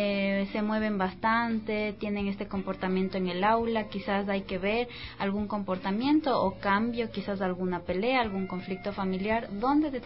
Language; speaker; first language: Spanish; native; Spanish